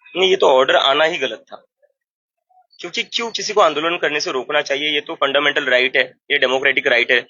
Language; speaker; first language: Hindi; non-native, local second language; Marathi